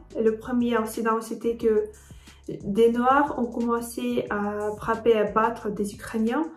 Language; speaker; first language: French; non-native, fluent; Ukrainian